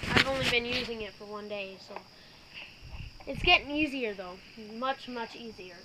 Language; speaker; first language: English; native; English